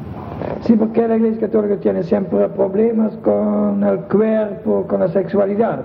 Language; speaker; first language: Spanish; non-native, fluent; Dutch